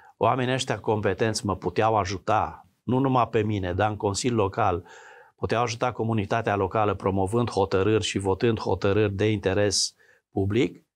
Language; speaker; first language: Romanian; native; Romanian